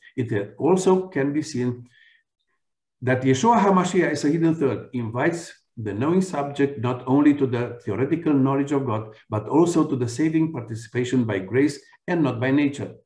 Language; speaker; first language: English; non-native, fluent; Romanian